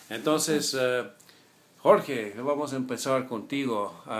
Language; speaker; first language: Spanish; non-native, fluent; English